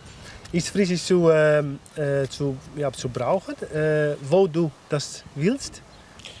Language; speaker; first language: German; non-native, learner; Western Frisian